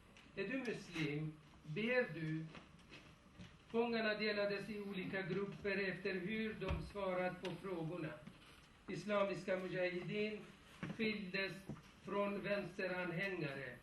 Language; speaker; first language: Swedish; non-native, fluent; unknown